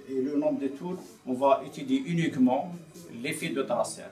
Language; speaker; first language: French; non-native, local second language; Arabic